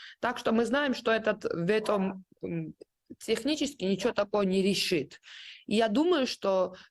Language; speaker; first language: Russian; non-native, fluent; Georgian